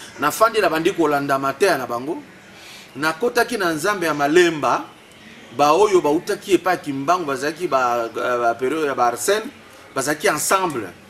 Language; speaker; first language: Lingala; non-native, local second language; Swahili